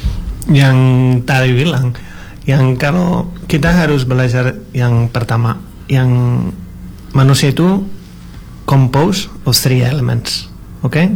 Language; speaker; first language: Indonesian; non-native, learner; Spanish